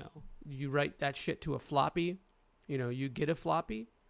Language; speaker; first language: English; native; English